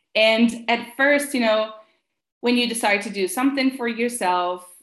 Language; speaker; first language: English; non-native, fluent; Italian